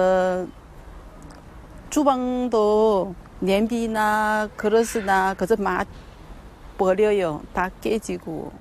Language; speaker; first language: Korean; early bilingual, other home language; Chinese